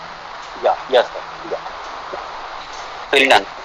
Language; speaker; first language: German; non-native, fluent; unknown